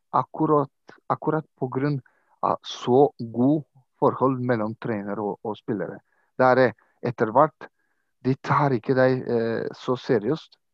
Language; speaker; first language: Norwegian; non-native, fluent; Croatian